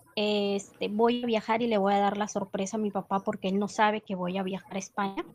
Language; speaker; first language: Spanish; native; Spanish